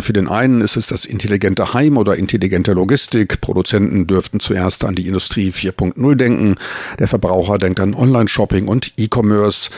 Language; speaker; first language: German; native; German